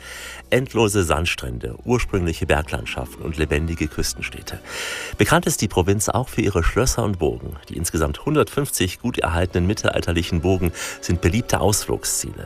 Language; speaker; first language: German; native; German